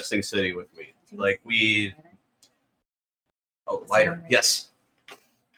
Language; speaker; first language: English; native; English